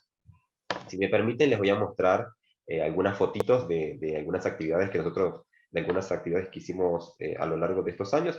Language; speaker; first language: Spanish; native; Spanish